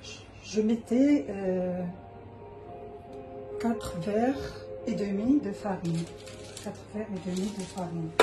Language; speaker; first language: French; non-native, local second language; Arabic